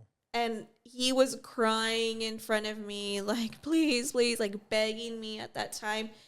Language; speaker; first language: English; native; English